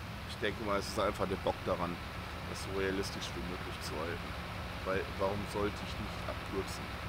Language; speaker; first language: German; native; German